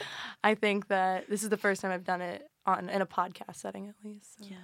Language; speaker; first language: English; native; English